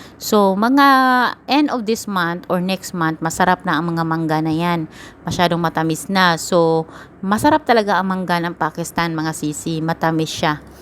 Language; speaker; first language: Filipino; native; Filipino